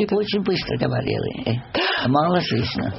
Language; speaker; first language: Russian; non-native, fluent; English